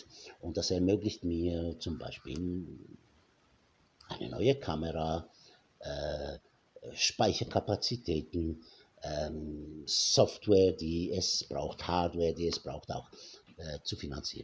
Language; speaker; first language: German; non-native, fluent; Arabic